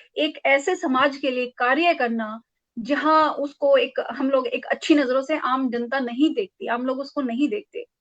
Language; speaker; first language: Hindi; native; Hindi